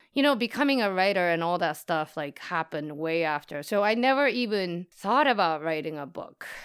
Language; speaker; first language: English; non-native, fluent; Japanese